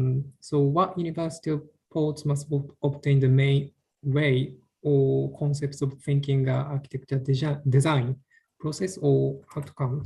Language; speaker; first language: English; non-native, learner; Japanese